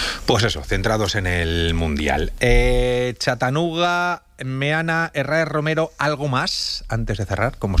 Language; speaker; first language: Spanish; native; Spanish